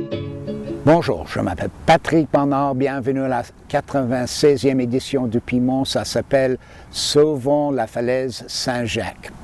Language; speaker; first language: French; non-native, local second language; English